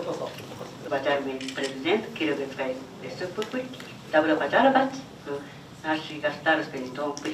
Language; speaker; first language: Russian; non-native, fluent; Japanese